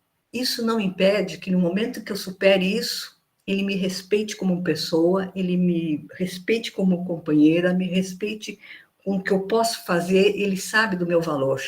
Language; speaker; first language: Portuguese; native; Portuguese